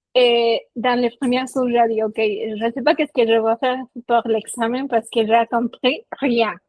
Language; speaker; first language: French; non-native, fluent; Spanish